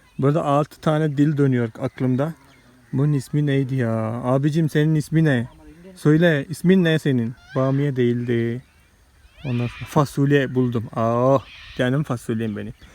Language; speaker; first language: Turkish; non-native, fluent; Malayalam